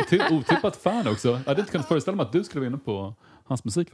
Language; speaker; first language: Swedish; native; Swedish